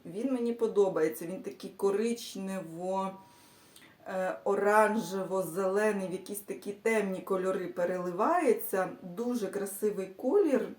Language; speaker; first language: Ukrainian; native; Ukrainian